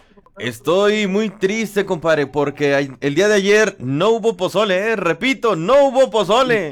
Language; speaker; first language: Spanish; native; Spanish